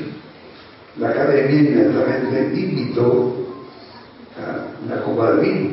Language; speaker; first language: Spanish; native; Spanish